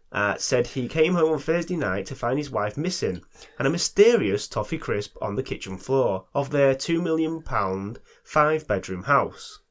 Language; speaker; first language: English; native; English